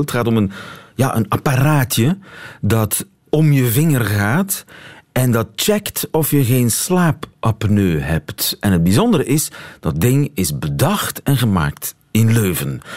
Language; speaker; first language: Dutch; native; Dutch